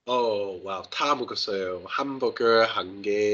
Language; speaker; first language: Korean; non-native, learner; English